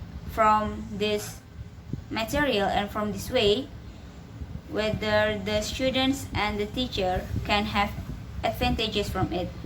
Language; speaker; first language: English; non-native, learner; Indonesian